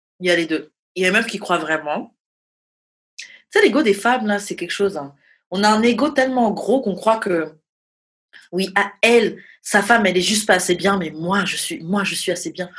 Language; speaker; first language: French; native; French